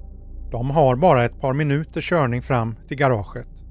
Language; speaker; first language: Swedish; native; Swedish